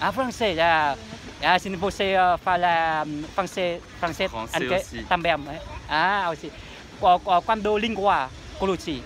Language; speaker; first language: Portuguese; non-native, learner; Vietnamese